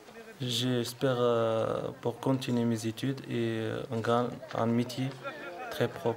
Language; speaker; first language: French; non-native, learner; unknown